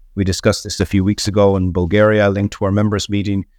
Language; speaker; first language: English; native; English